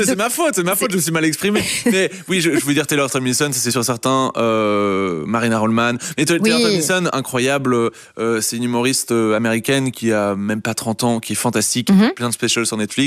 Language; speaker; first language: French; native; French